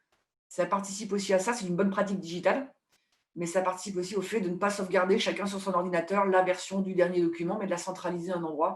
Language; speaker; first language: French; native; French